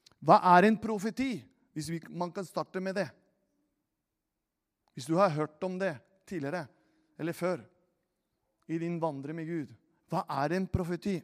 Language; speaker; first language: Norwegian; non-native, fluent; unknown